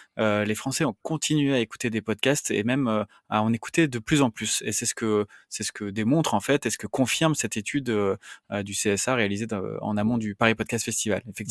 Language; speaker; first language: French; native; French